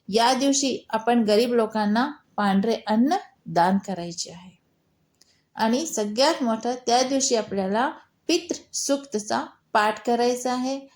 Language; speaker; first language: Marathi; non-native, local second language; Hindi